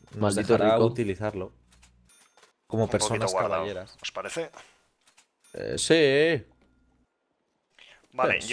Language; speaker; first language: Spanish; native; Spanish